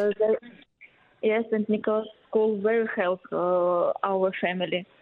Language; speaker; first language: English; non-native, learner; Ukrainian